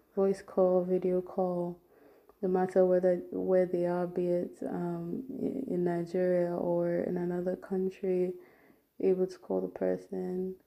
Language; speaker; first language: English; non-native, local second language; Yoruba